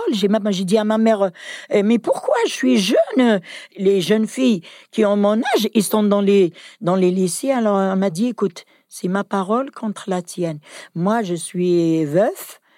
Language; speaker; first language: French; non-native, local second language; Kabyle